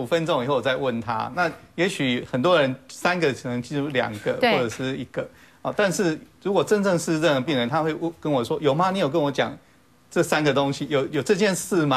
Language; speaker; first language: Chinese; native; Chinese